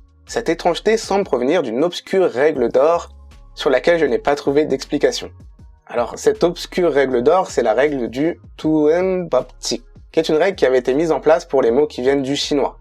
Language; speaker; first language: French; native; French